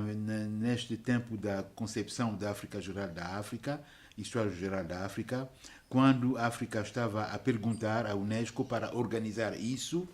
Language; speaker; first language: Portuguese; non-native, fluent; French